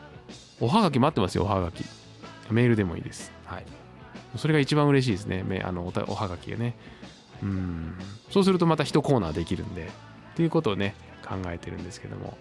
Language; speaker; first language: Japanese; native; Japanese